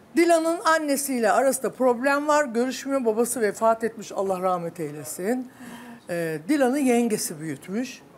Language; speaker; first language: Turkish; native; Turkish